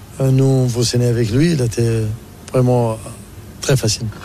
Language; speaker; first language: French; non-native, learner; Arabic